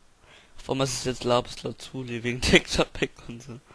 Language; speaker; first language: German; native; German